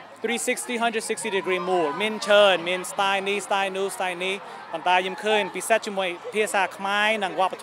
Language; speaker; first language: Khmer; early bilingual, heritage; Khmer